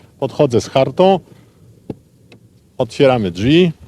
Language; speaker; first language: Polish; native; Polish